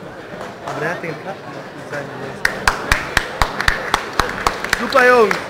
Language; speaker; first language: German; non-native, learner; Hebrew